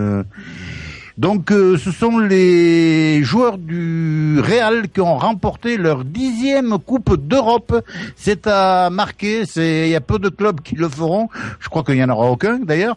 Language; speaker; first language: French; native; French